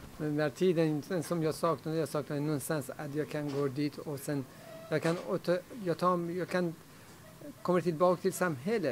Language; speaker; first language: Swedish; non-native, fluent; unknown